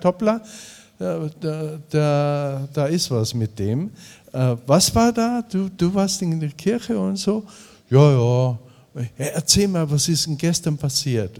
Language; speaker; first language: German; native; German